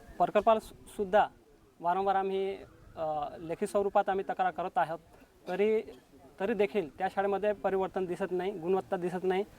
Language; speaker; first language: Marathi; non-native, local second language; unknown